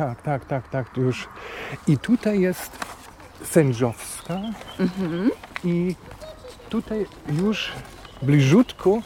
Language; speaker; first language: Polish; non-native, fluent; German